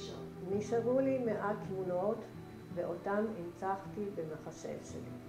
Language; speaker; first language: Hebrew; non-native, fluent; Serbian